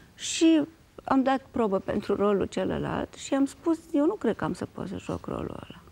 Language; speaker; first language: Romanian; native; Romanian